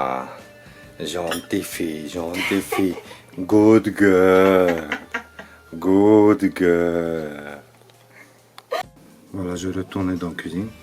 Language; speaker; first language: French; non-native, learner; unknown